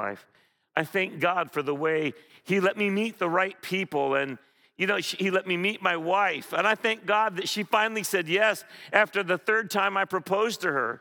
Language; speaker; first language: English; native; English